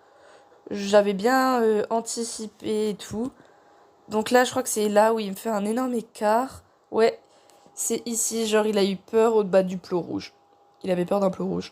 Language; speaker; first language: French; native; French